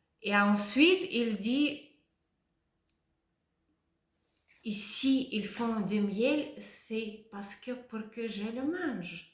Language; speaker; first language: French; non-native, fluent; Russian